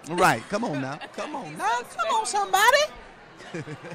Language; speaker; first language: English; native; English